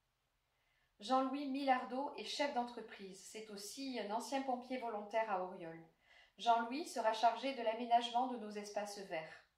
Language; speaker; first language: French; native; French